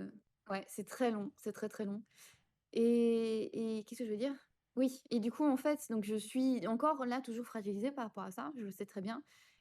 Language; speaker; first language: French; native; French